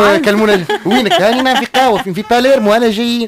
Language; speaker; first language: Arabic; native; Arabic